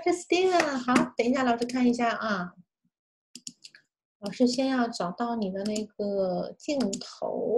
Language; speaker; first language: Chinese; native; Chinese